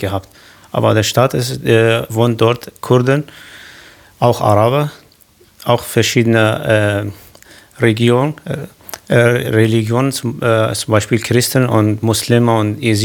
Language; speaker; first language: German; non-native, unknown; Kurdish